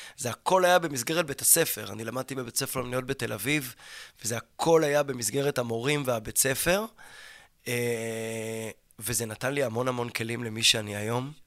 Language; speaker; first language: Hebrew; native; Hebrew